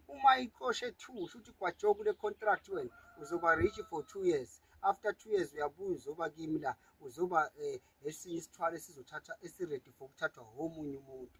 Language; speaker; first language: Zulu; native; Zulu